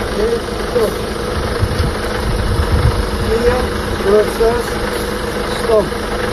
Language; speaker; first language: English; non-native, learner; Russian